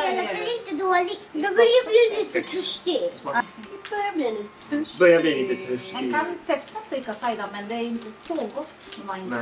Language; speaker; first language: Swedish; non-native, learner; Japanese